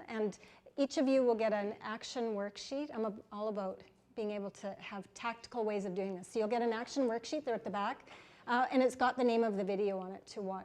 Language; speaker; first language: English; native; English